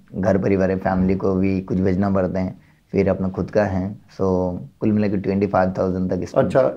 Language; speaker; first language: Hindi; non-native, local second language; Bangla